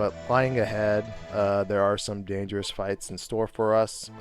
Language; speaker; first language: English; native; English